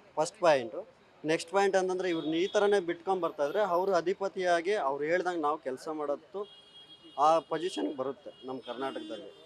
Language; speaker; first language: Kannada; native; Kannada